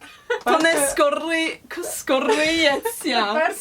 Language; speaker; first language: Ukrainian; early bilingual, heritage; English